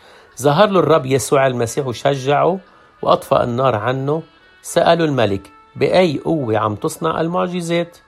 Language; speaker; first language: Arabic; native; Arabic